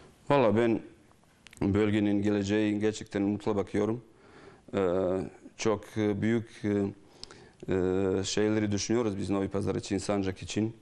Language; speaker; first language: Turkish; non-native, fluent; Bosnian